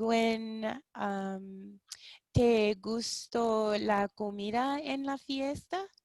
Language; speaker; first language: Spanish; non-native, learner; English